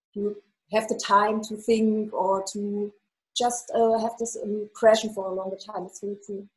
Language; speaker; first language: English; non-native, fluent; German